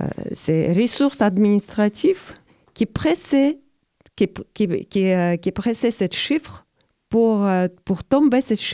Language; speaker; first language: French; non-native, learner; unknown